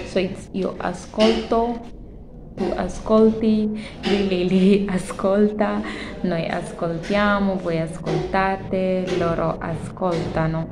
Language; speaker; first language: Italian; non-native, learner; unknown